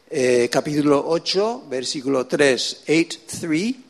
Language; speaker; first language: Spanish; native; Spanish